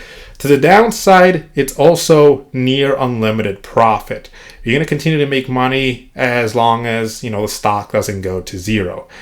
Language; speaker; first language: English; native; English